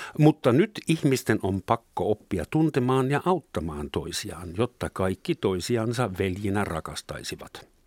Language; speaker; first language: Finnish; native; Finnish